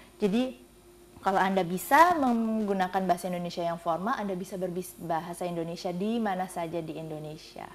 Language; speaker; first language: Indonesian; native; Indonesian